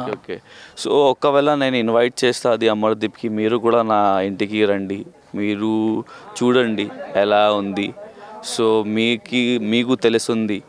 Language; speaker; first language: Telugu; non-native, learner; Hindi